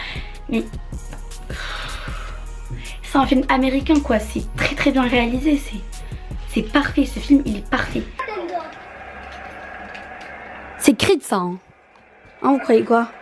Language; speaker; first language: French; native; French